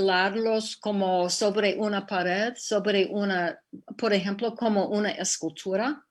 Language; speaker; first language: Spanish; non-native, fluent; English